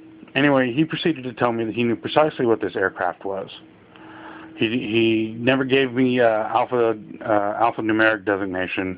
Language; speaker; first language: English; native; English